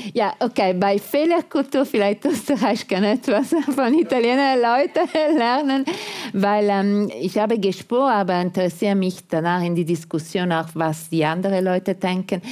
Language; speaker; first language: German; non-native, fluent; Italian